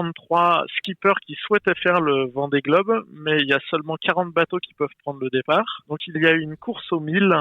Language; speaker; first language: French; native; French